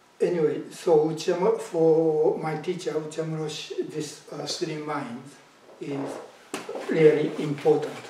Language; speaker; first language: English; non-native, fluent; Japanese